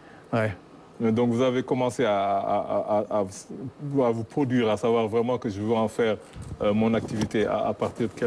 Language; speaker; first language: French; non-native, local second language; Wolof